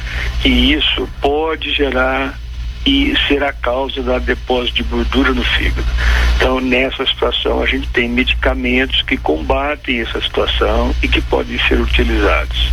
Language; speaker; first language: Portuguese; native; Portuguese